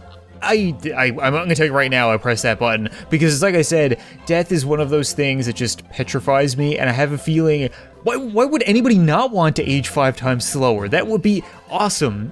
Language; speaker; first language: English; native; English